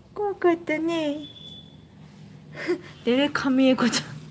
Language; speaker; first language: Japanese; native; Japanese